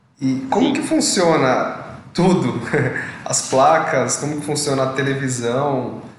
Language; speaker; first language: Portuguese; native; Portuguese